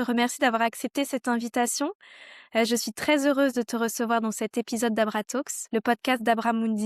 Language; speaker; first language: French; native; French